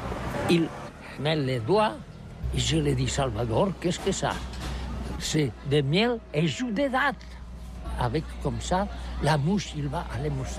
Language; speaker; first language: French; non-native, learner; Catalan